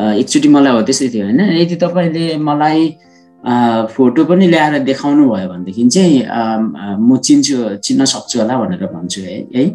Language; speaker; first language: Nepali; non-native, local second language; Sherpa